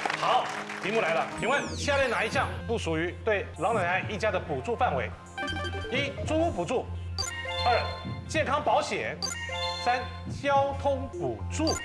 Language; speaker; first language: Chinese; native; Chinese